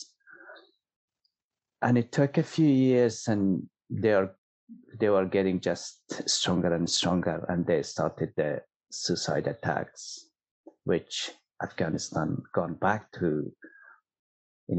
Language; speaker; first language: English; non-native, fluent; Persian